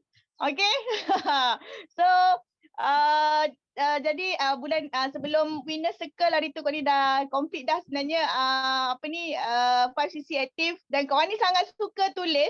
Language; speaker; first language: Malay; native; Malay